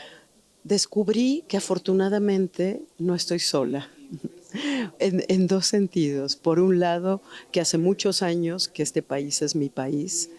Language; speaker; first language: Spanish; native; Spanish